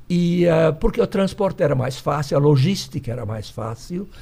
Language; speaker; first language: Portuguese; early bilingual, other home language; Hungarian